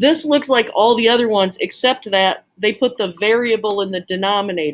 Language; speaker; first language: English; native; English